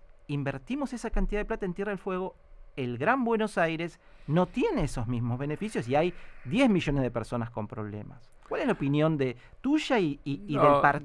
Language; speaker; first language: Spanish; native; Spanish